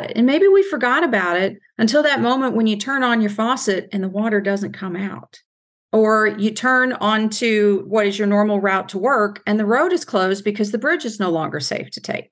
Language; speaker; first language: English; native; English